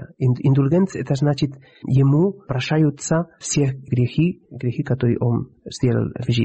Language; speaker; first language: Russian; non-native, fluent; Spanish